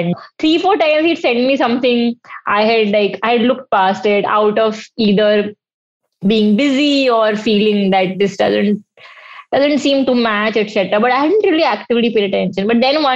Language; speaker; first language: English; non-native, local second language; Hindi